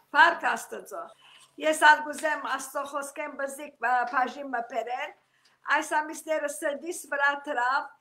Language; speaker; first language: Armenian; early bilingual, heritage; Armenian